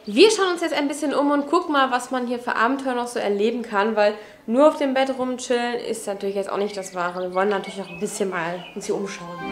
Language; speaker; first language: German; native; German